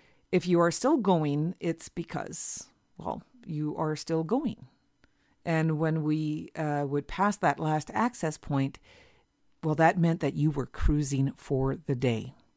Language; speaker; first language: English; native; English